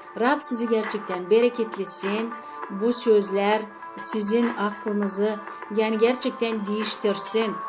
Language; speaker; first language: Turkish; non-native, fluent; Azerbaijani